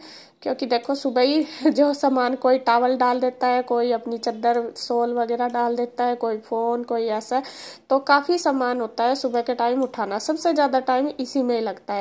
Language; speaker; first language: Hindi; native; Hindi